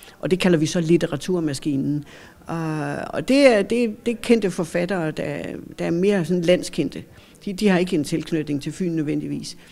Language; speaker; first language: Danish; native; Danish